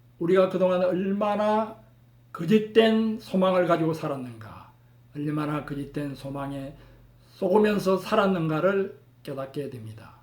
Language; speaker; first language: Korean; native; Korean